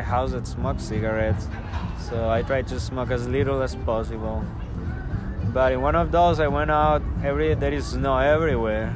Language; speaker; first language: English; non-native, fluent; Spanish